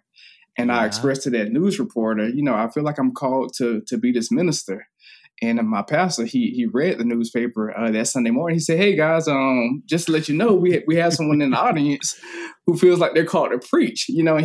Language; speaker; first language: English; native; English